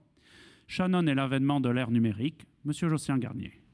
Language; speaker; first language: French; native; French